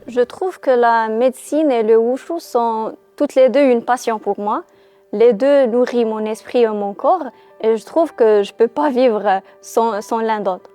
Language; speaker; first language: French; non-native, local second language; Arabic